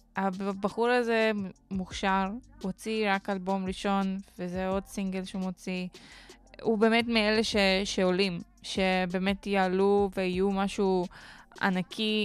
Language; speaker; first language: Hebrew; non-native, local second language; Arabic